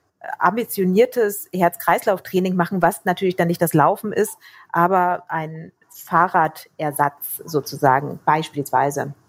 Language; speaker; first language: German; native; German